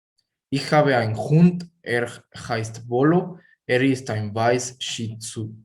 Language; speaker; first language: German; non-native, learner; Spanish